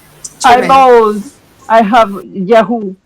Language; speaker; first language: English; non-native, learner; Spanish